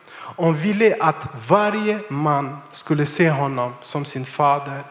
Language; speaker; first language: Swedish; non-native, fluent; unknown